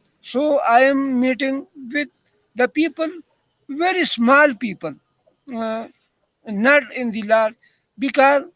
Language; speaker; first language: English; non-native, learner; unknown